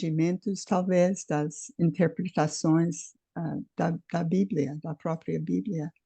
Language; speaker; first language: Portuguese; non-native, fluent; English